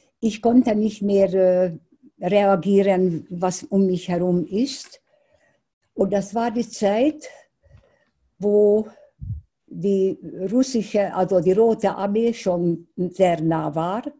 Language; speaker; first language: German; non-native, fluent; Hungarian